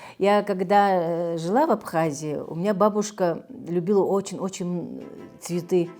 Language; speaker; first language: Russian; non-native, local second language; Abkhazian